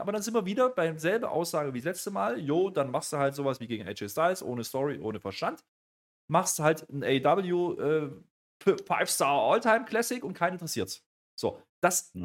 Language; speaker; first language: German; native; German